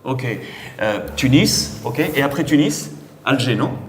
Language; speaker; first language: French; native; French